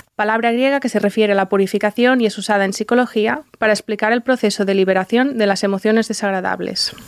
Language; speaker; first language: Spanish; non-native, local second language; Catalan